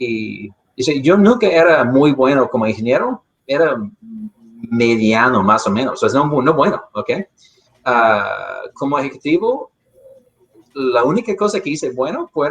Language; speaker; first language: Spanish; non-native, fluent; English